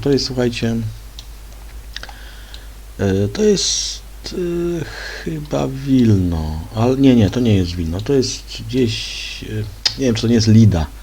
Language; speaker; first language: Polish; native; Polish